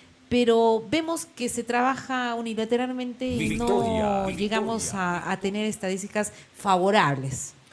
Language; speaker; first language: Spanish; native; Spanish